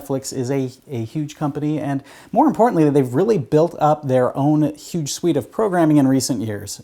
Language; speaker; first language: English; native; English